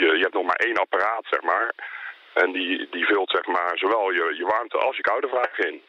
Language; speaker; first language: Dutch; native; Dutch